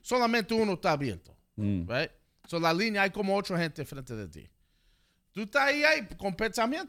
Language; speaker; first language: Spanish; early bilingual, heritage; Spanish